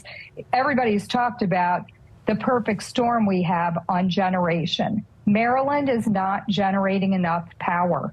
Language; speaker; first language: English; native; English